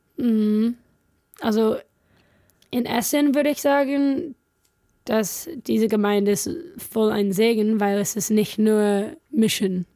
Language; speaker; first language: German; non-native, learner; English